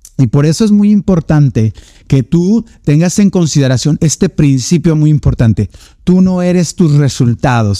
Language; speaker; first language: Spanish; native; Spanish